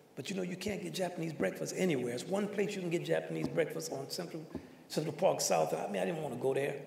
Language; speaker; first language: English; native; English